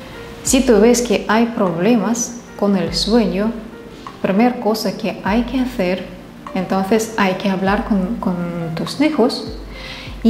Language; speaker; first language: Spanish; non-native, fluent; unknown